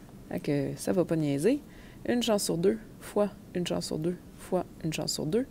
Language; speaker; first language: French; native; French